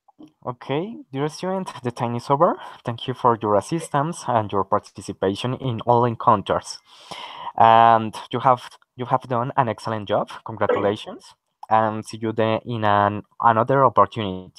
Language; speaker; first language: English; non-native, learner; Spanish